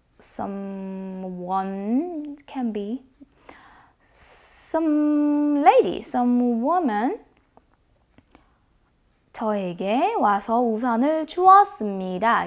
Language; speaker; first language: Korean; non-native, fluent; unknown